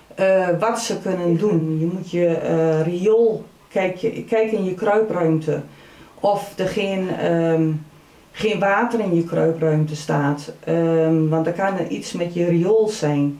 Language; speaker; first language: Dutch; native; Dutch